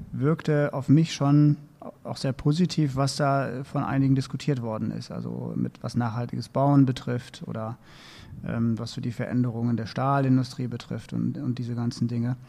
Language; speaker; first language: German; native; German